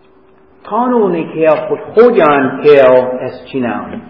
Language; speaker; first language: Hungarian; non-native, fluent; English